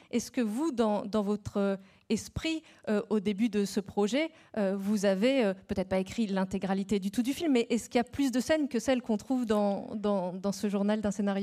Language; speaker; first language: French; native; French